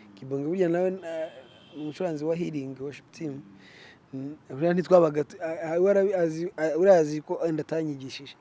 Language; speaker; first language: Kinyarwanda; early bilingual, other home language; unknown